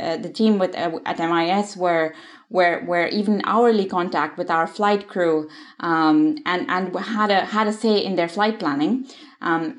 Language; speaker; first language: English; non-native, local second language; Odia